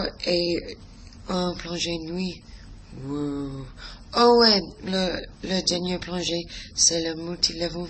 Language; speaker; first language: French; non-native, learner; English